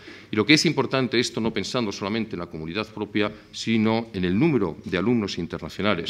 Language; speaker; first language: Spanish; native; Spanish